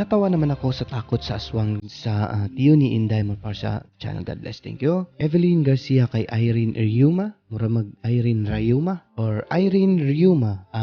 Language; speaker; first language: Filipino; non-native, local second language; Cebuano